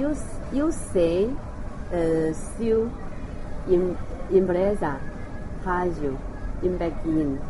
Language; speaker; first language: Portuguese; non-native, learner; Chinese